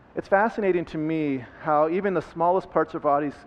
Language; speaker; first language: English; native; English